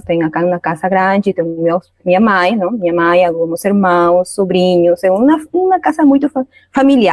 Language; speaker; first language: Portuguese; non-native, learner; Spanish